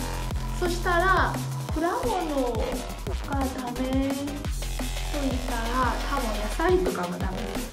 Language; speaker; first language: Japanese; non-native, learner; Vietnamese